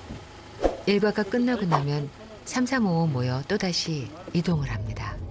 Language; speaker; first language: Korean; native; Korean